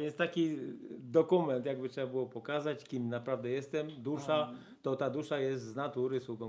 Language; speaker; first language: Polish; native; Polish